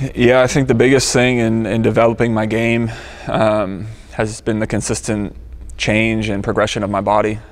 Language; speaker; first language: English; native; English